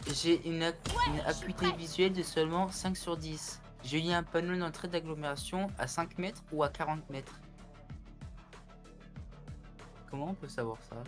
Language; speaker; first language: French; native; French